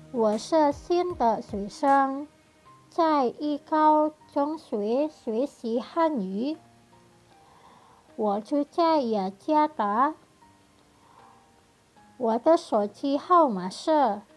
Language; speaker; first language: Chinese; non-native, fluent; Indonesian